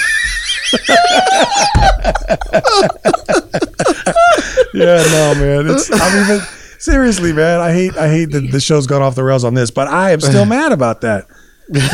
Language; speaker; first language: English; native; English